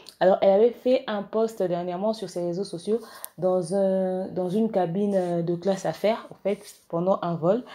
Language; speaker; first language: French; non-native, local second language; Lingala